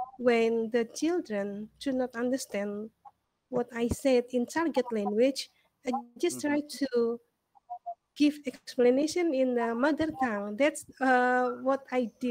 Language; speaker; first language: English; non-native, learner; Indonesian